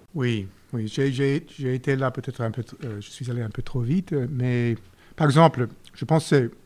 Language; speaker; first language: French; non-native, fluent; English